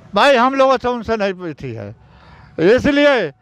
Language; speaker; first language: Hindi; native; Hindi